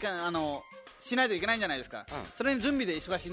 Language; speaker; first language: Japanese; non-native, fluent; Nepali